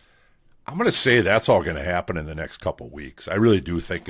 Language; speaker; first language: English; native; English